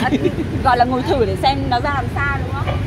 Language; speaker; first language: Vietnamese; native; Vietnamese